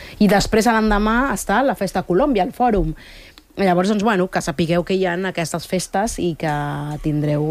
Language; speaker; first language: Catalan; early bilingual, other home language; Spanish